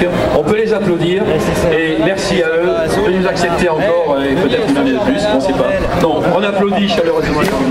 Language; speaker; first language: French; native; French